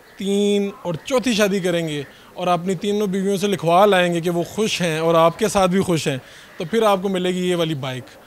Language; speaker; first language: Urdu; non-native, local second language; Punjabi